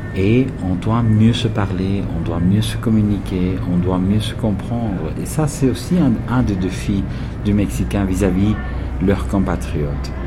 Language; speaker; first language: French; non-native, fluent; Spanish